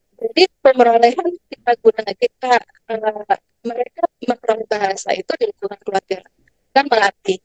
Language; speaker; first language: Indonesian; non-native, local second language; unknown